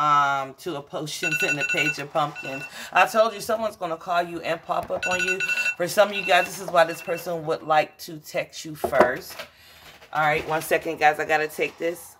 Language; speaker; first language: English; native; English